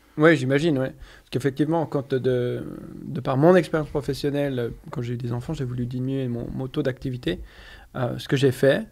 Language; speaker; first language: French; native; French